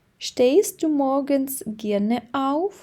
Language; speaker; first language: German; non-native, fluent; Ukrainian